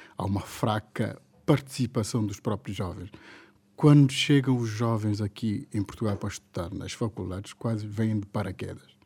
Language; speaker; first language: Portuguese; non-native, local second language; Upper Guinea Crioulo